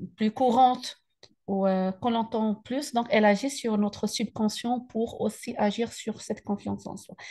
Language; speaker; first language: French; native; French